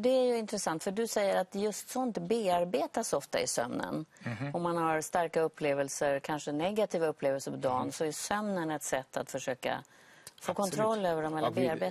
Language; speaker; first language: Swedish; native; Swedish